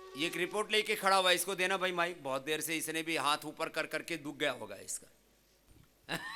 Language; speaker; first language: Hindi; native; Hindi